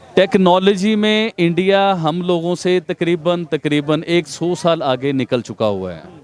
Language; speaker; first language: Urdu; non-native, local second language; Punjabi